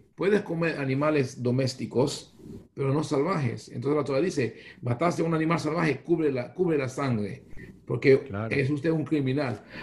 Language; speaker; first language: Spanish; non-native, fluent; Hebrew